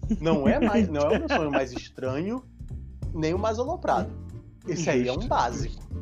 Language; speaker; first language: Portuguese; native; Portuguese